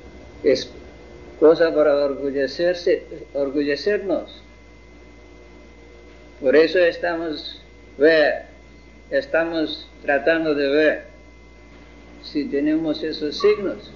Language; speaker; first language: Spanish; non-native, fluent; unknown